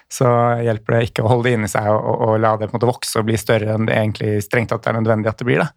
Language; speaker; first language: Norwegian; native; Norwegian